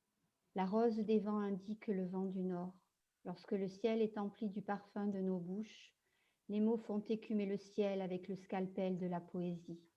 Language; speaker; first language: French; native; French